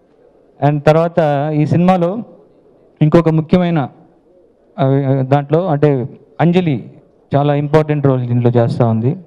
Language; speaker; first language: Telugu; native; Telugu